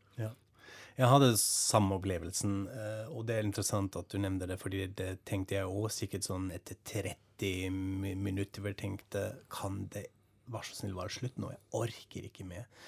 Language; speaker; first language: Norwegian; non-native, fluent; German